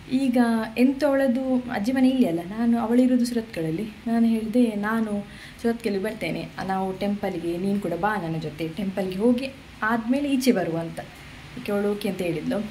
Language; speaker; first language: Kannada; non-native, local second language; Tulu